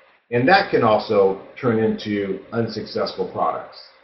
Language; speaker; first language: English; native; English